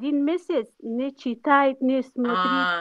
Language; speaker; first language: Russian; non-native, learner; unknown